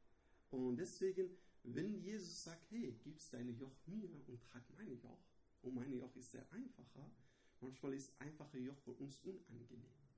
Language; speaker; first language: German; non-native, learner; Persian